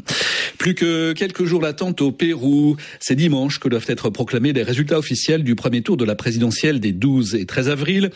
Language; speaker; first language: French; native; French